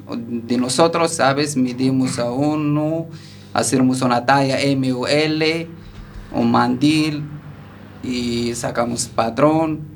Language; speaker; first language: Spanish; non-native, learner; Arabic